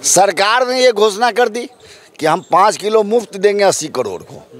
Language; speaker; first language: Hindi; native; Hindi